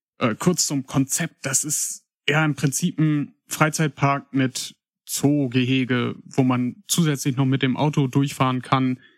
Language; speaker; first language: German; native; German